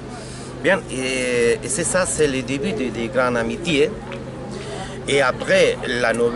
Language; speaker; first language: French; non-native, learner; Spanish